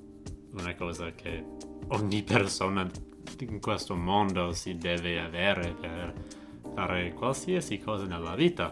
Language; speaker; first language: Italian; non-native, fluent; English